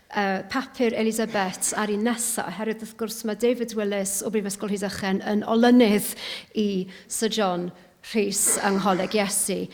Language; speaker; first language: Welsh; native; Welsh